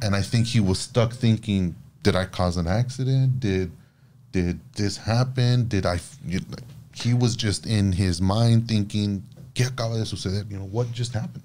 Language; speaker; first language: English; early bilingual, other home language; Spanish